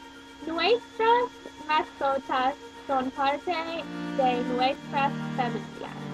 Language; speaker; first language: Spanish; non-native, learner; English